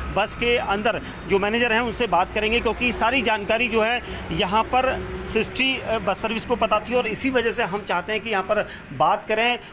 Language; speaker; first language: Hindi; native; Hindi